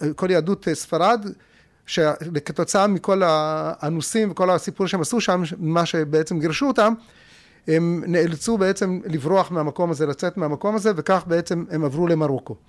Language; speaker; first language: Hebrew; early bilingual, other home language; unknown